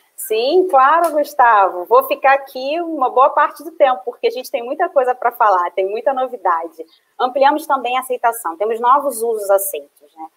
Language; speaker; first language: Portuguese; native; Portuguese